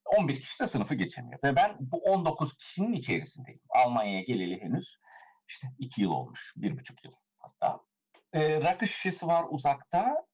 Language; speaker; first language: Turkish; early bilingual, heritage; Turkish